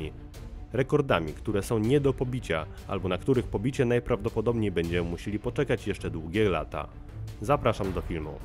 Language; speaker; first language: Polish; native; Polish